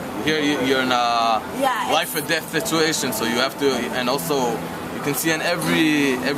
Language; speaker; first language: English; non-native, fluent; Hebrew